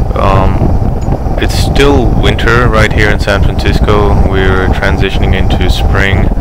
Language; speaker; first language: English; native; English